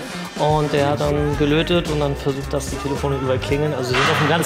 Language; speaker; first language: German; native; German